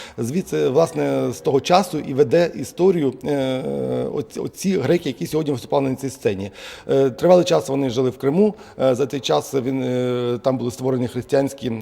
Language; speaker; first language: Ukrainian; native; Ukrainian